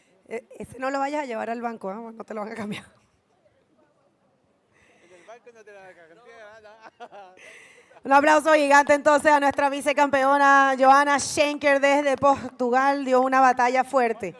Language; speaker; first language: Spanish; native; Spanish